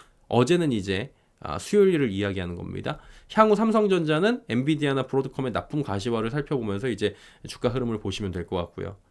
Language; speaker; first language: Korean; native; Korean